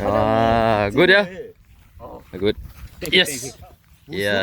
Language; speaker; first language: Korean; non-native, learner; Lao